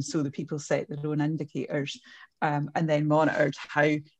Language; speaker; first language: English; native; English